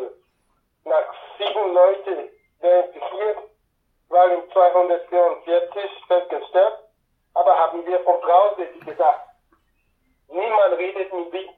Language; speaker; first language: German; non-native, fluent; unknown